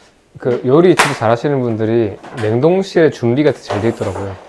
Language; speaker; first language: Korean; native; Korean